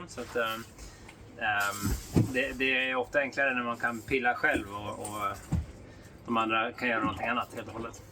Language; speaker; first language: Swedish; native; Swedish